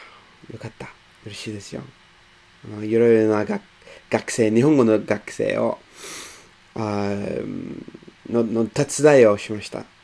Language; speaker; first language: Japanese; non-native, fluent; English